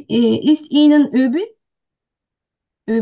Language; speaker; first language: German; non-native, learner; Turkish